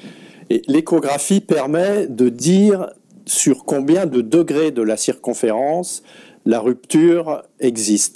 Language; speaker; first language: French; native; French